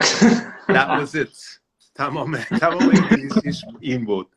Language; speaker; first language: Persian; non-native, learner; English